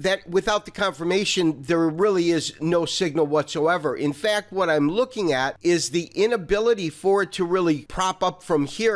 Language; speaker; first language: English; native; English